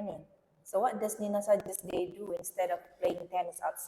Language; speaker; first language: English; non-native, local second language; Indonesian